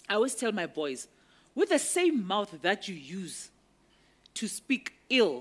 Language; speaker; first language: English; non-native, local second language; Northern Sotho